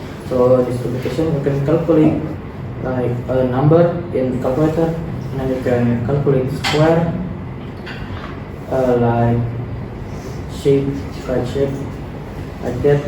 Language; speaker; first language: English; non-native, learner; Indonesian